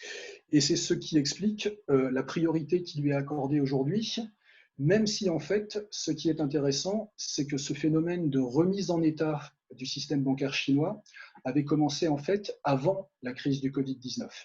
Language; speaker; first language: French; native; French